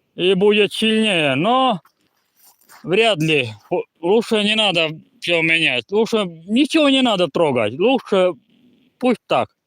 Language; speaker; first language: Russian; non-native, local second language; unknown